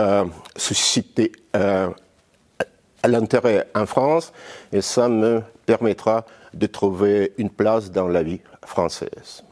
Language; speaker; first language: French; non-native, fluent; Russian